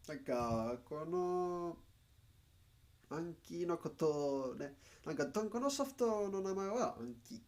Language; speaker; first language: Japanese; non-native, learner; Spanish